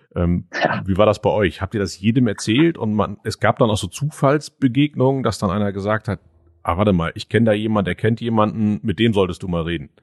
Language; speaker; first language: German; native; German